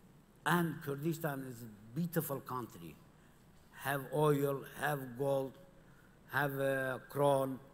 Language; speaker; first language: English; non-native, learner; Kurdish